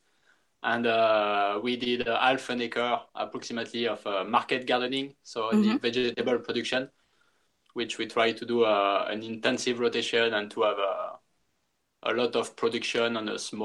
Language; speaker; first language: English; non-native, fluent; French